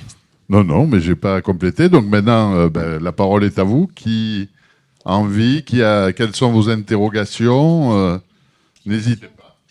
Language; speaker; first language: French; native; French